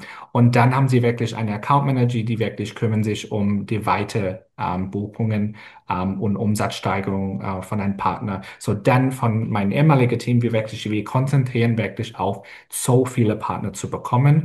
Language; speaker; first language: German; non-native, fluent; English